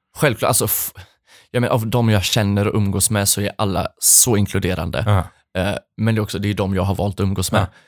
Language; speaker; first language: Swedish; early bilingual, other home language; Polish